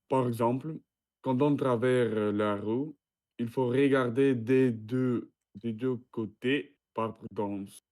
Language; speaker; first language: French; non-native, learner; Russian